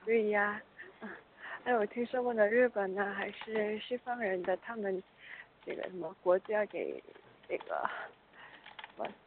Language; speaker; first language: Chinese; non-native, learner; Korean